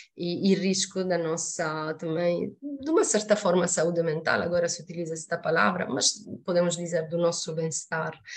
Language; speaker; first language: Portuguese; non-native, fluent; Italian